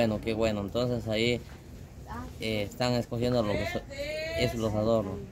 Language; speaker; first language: Spanish; native; Spanish